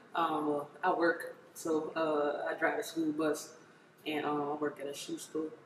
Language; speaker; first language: English; native; English